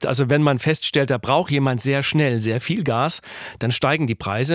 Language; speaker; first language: German; native; German